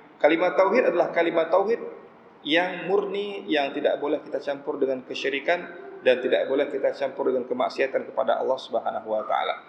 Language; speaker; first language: Malay; non-native, local second language; Achinese